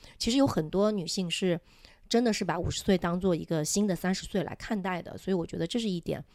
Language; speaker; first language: Chinese; non-native, local second language; Min Nan Chinese